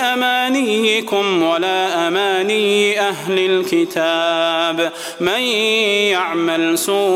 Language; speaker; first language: Arabic; native; Arabic